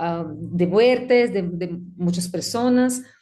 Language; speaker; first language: Spanish; non-native, learner; Portuguese